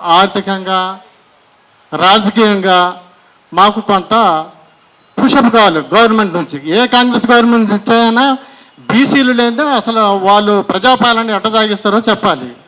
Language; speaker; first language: Telugu; native; Telugu